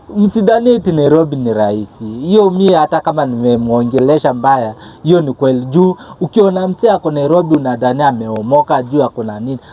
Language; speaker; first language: Swahili; native; Swahili